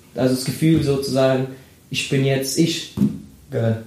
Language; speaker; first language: German; early bilingual, other home language; Spanish